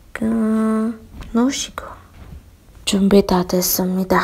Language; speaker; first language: Korean; non-native, learner; Filipino